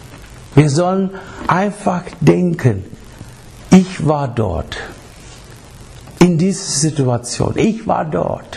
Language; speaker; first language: German; non-native, learner; English